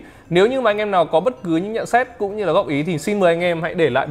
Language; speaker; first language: Vietnamese; native; Vietnamese